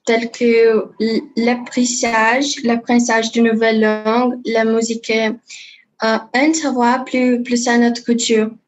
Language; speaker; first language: French; non-native, learner; Portuguese